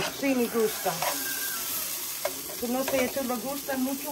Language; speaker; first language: Spanish; non-native, learner; English